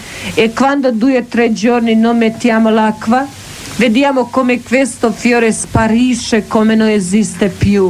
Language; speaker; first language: Italian; non-native, learner; Croatian